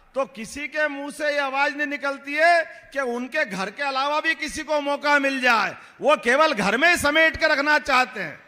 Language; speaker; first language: Hindi; native; Hindi